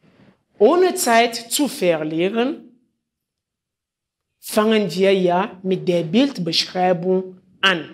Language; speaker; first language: German; non-native, fluent; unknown